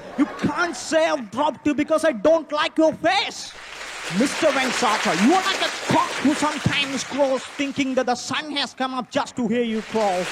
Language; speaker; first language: English; non-native, local second language; Tamil